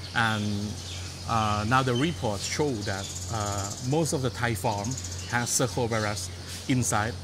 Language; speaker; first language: English; non-native, fluent; Thai